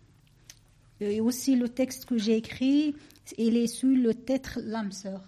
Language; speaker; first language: French; non-native, learner; Arabic